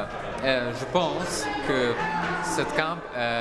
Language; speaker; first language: French; non-native, learner; Romanian